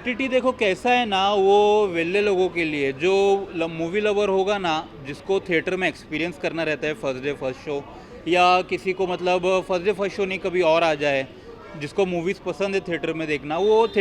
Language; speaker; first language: Hindi; native; Hindi